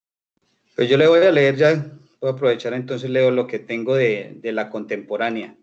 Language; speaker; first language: Spanish; native; Spanish